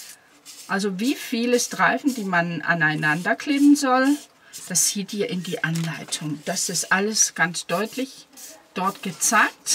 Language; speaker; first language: German; non-native, fluent; Danish